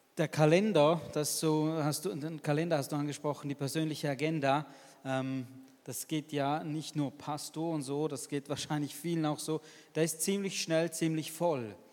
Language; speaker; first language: German; native; German